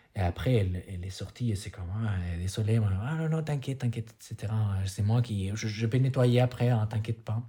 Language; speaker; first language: French; non-native, fluent; Spanish